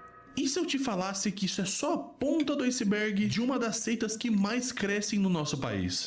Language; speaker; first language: Portuguese; native; Portuguese